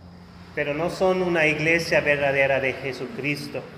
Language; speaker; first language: Spanish; non-native, fluent; German